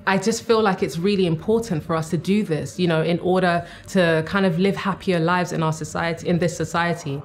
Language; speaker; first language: English; native; English